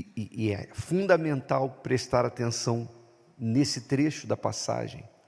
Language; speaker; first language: Portuguese; native; Portuguese